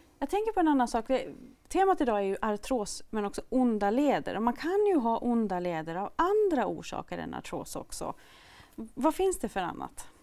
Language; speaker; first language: Swedish; native; Swedish